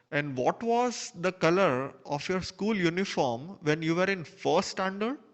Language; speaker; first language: English; non-native, local second language; Gujarati